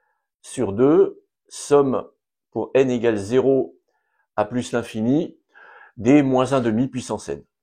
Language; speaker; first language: French; native; French